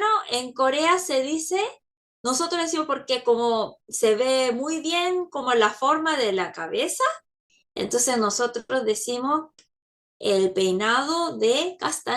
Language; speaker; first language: Spanish; non-native, fluent; Korean